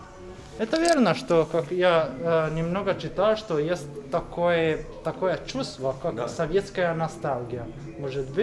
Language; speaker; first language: Russian; non-native, learner; Italian